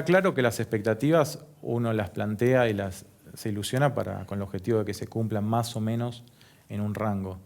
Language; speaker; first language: Spanish; native; Spanish